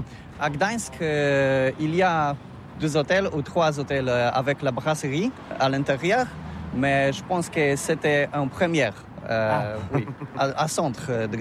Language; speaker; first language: French; non-native, learner; Polish